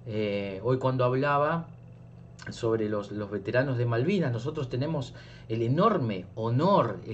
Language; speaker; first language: Spanish; native; Spanish